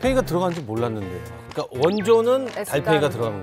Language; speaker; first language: Korean; native; Korean